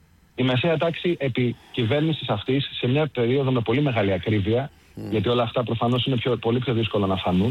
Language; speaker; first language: Greek; native; Greek